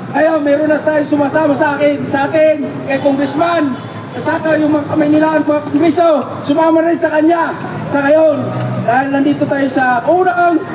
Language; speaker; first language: Filipino; native; Filipino